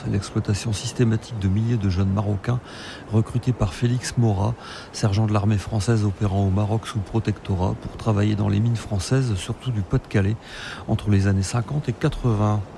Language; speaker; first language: French; native; French